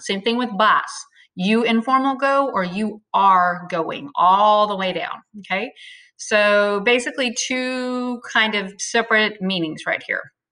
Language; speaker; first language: English; native; English